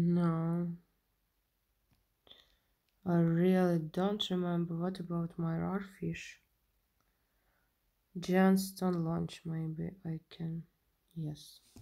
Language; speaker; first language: English; non-native, learner; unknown